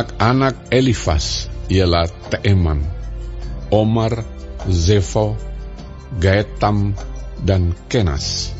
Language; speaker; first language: Indonesian; native; Indonesian